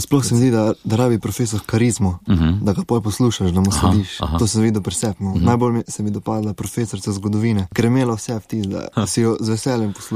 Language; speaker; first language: Slovenian; native; Slovenian